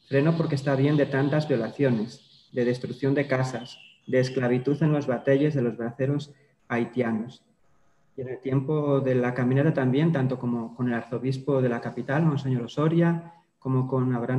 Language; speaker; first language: Spanish; native; Spanish